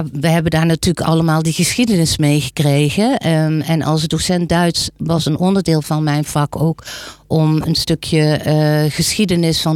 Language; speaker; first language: Dutch; native; Dutch